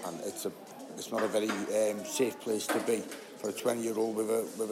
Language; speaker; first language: English; native; English